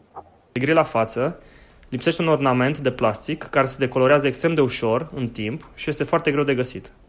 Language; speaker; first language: Romanian; native; Romanian